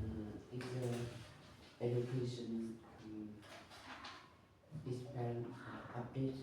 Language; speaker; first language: English; non-native, learner; Vietnamese